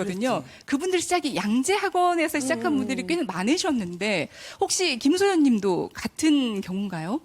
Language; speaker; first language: Korean; native; Korean